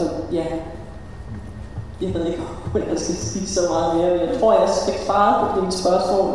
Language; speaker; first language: Danish; early bilingual, other home language; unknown